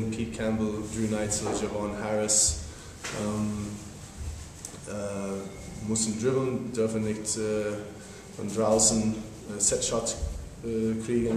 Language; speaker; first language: German; non-native, fluent; English